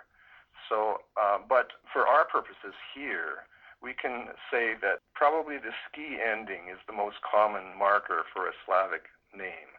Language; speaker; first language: English; native; English